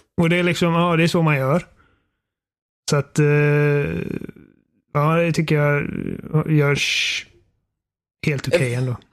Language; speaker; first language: Swedish; native; Swedish